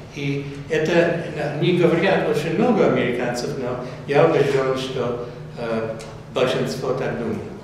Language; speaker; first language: Russian; non-native, fluent; English